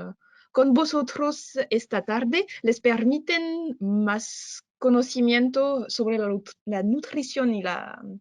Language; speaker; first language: Spanish; non-native, fluent; French